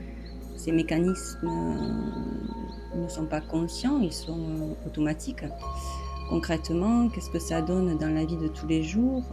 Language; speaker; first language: French; native; French